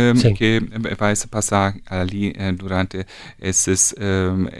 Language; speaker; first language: Portuguese; non-native, fluent; German